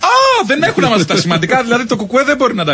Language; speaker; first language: Greek; native; Greek